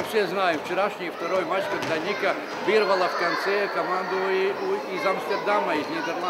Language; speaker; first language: Russian; non-native, fluent; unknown